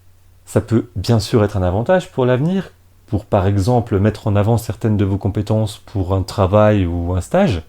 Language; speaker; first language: French; native; French